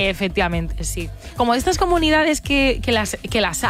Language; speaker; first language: Spanish; native; Spanish